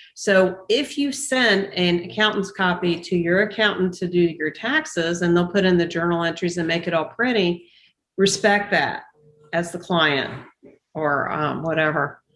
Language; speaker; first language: English; native; English